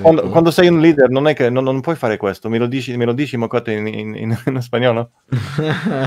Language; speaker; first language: Italian; non-native, learner; French